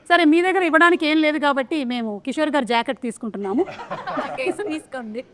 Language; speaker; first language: Telugu; non-native, local second language; Malayalam